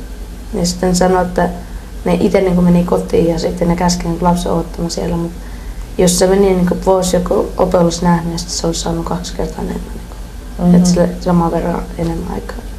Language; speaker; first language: Finnish; early bilingual, other home language; Persian